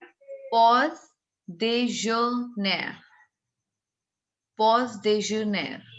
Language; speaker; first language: French; non-native, fluent; Hindi